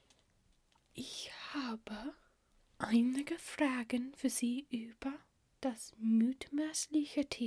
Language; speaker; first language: German; non-native, learner; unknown